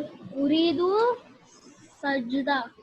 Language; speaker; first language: Arabic; non-native, learner; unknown